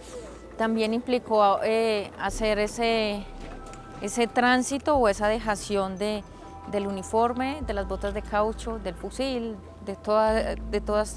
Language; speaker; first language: Spanish; native; Spanish